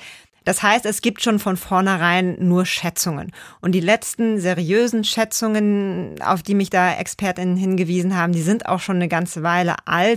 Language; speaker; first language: German; native; German